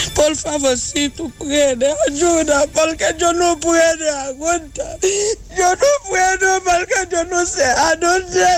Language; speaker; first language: Spanish; non-native, learner; Haitian Creole